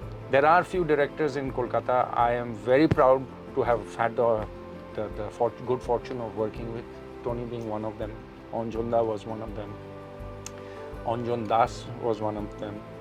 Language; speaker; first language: English; non-native, local second language; Bangla